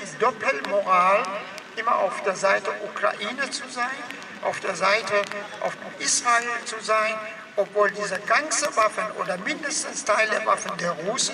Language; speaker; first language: German; non-native, fluent; Persian